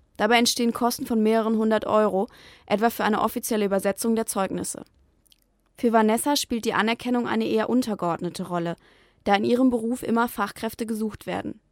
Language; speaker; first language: German; native; German